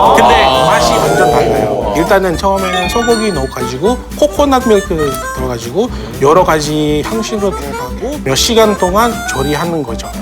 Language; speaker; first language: Korean; non-native, fluent; Indonesian